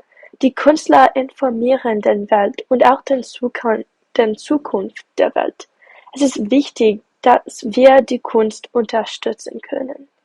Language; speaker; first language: German; non-native, learner; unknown